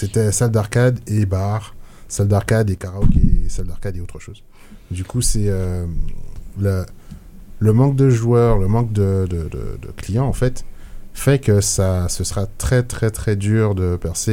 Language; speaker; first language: French; native; French